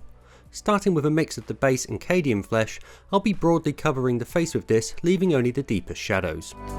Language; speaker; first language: English; native; English